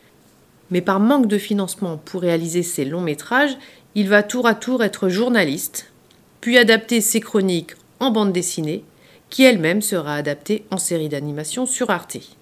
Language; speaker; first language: French; native; French